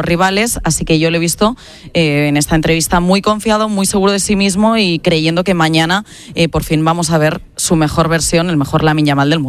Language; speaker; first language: Spanish; native; Spanish